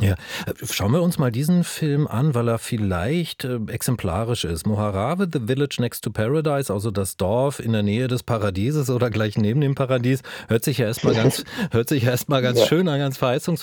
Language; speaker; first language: German; native; German